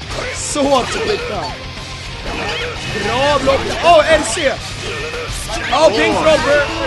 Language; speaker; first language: Swedish; native; Swedish